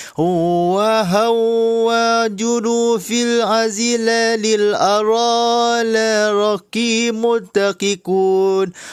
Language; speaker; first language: Arabic; non-native, fluent; Malay